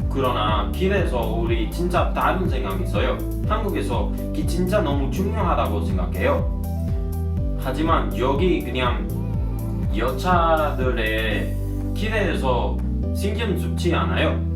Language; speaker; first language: Korean; non-native, learner; Spanish